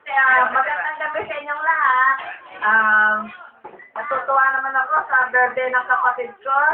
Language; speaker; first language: Filipino; native; Filipino